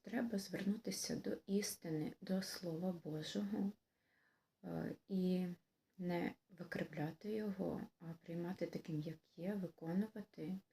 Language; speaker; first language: Ukrainian; native; Ukrainian